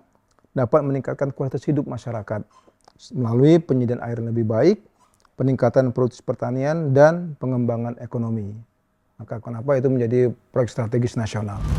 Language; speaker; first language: Indonesian; native; Indonesian